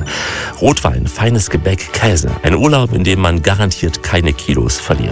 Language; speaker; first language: German; native; German